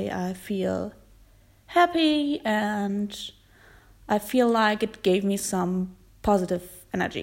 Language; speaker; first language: English; non-native, fluent; German